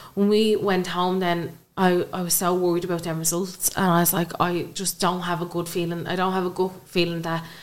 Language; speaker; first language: English; native; English